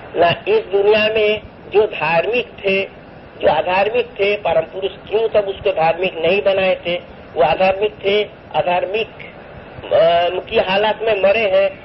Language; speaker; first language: Hindi; non-native, local second language; Bangla